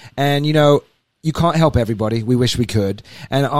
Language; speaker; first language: English; native; English